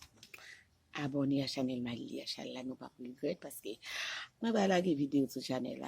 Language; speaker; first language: French; non-native, local second language; Haitian Creole